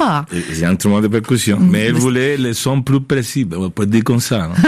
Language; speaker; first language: French; non-native, fluent; Spanish